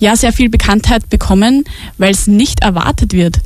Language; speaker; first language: German; native; German